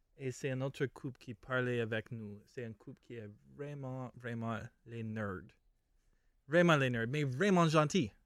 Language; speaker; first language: French; non-native, learner; English